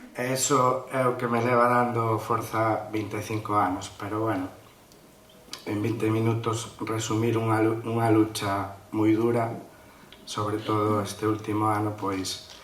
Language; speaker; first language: Galician; native; Galician